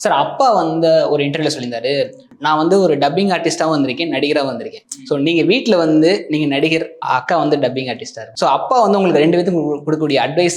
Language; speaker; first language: Tamil; native; Tamil